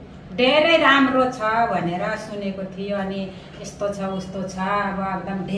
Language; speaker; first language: Nepali; non-native, local second language; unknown